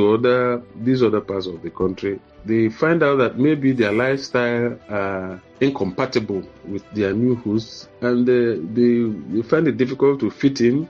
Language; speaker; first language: English; non-native, local second language; Igbo